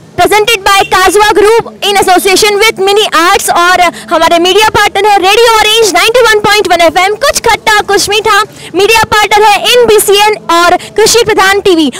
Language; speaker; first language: Hindi; non-native, local second language; Marathi